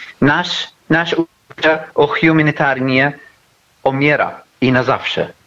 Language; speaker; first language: Polish; non-native, learner; Arabic